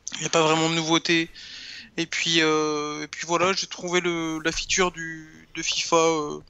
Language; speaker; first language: French; native; French